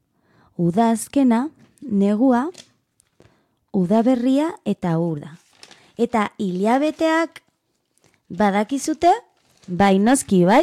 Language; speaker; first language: Basque; non-native, learner; Spanish